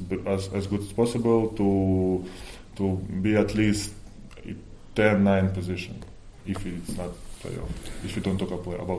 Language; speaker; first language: English; non-native, fluent; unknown